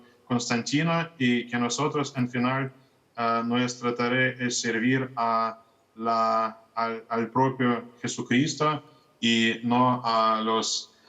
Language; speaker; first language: Spanish; non-native, fluent; Russian